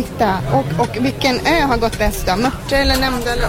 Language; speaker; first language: Swedish; native; Swedish